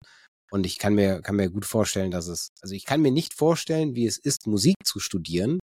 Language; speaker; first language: German; native; German